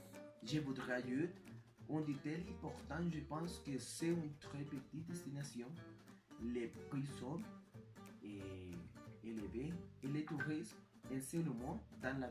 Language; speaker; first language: French; non-native, learner; Spanish